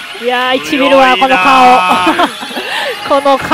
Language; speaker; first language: Japanese; native; Japanese